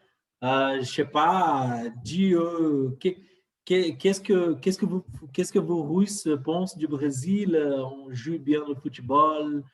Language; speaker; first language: French; non-native, fluent; Portuguese